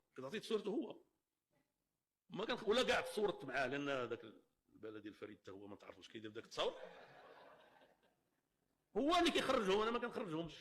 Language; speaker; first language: Arabic; native; Arabic